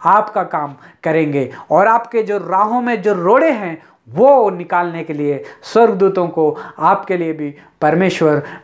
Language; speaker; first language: Hindi; non-native, local second language; Telugu